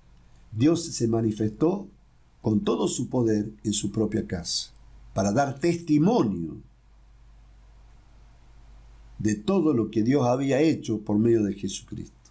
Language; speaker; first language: Spanish; native; Spanish